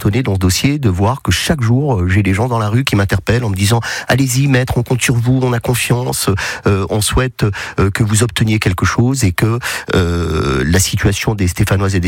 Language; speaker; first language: French; native; French